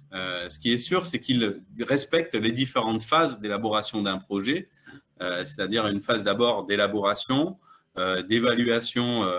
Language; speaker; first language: French; native; French